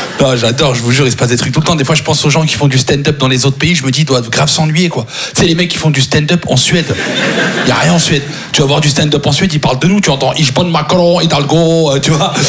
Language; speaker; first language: French; native; French